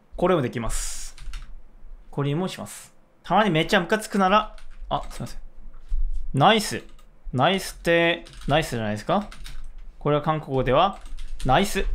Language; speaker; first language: Japanese; non-native, fluent; Korean